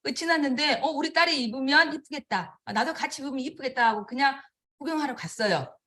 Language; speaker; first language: Korean; native; Korean